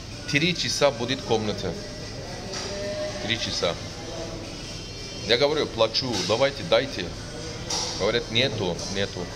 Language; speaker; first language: Russian; non-native, learner; Turkish